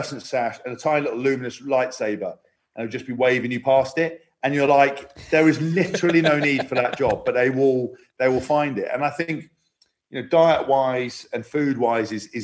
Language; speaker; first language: English; native; English